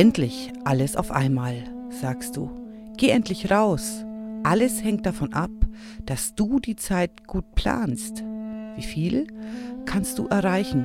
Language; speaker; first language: German; native; German